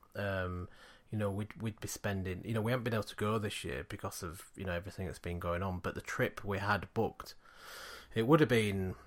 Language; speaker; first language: English; native; English